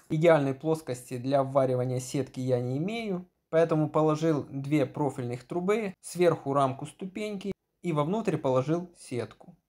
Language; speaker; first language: Russian; non-native, local second language; Ukrainian